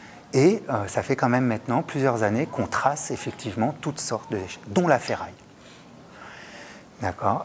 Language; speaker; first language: French; native; French